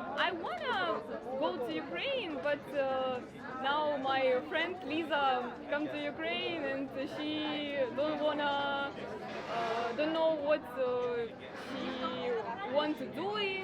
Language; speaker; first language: English; non-native, learner; Ukrainian